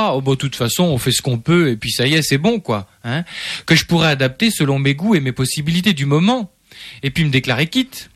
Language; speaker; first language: French; native; French